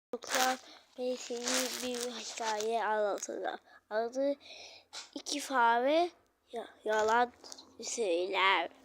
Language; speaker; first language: Turkish; early bilingual, other home language; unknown